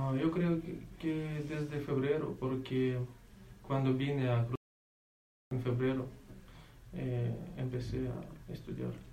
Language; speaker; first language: Spanish; non-native, learner; Ukrainian